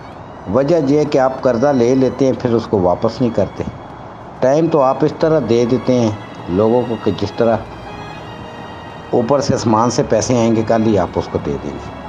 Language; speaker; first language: Urdu; native; Urdu